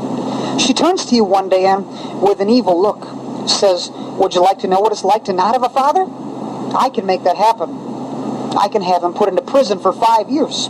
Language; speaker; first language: English; native; English